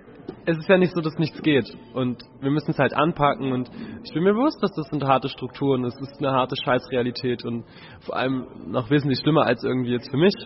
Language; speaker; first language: German; native; German